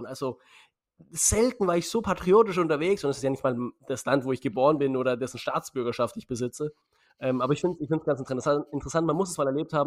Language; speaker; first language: German; native; German